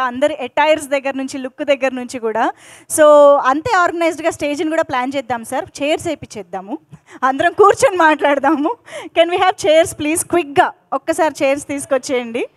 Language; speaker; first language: Telugu; native; Telugu